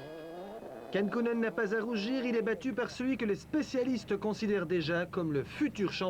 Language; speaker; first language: French; native; French